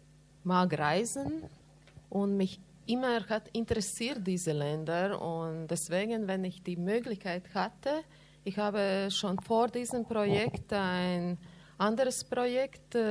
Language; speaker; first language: German; non-native, learner; Latvian